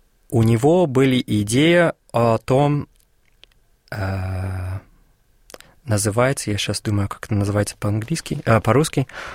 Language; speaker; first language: Russian; non-native, fluent; English